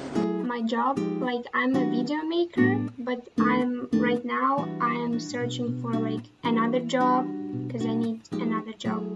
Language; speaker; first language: English; non-native, fluent; Tatar